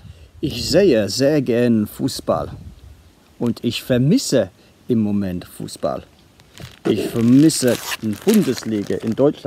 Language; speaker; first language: German; non-native, fluent; English